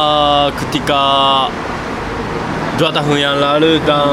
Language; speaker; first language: Indonesian; non-native, learner; Japanese